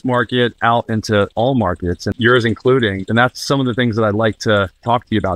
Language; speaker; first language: English; native; English